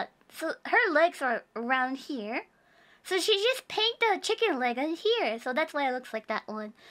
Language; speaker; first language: English; non-native, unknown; Japanese